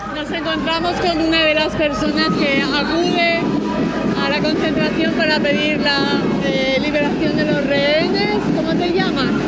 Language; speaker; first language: Spanish; native; Spanish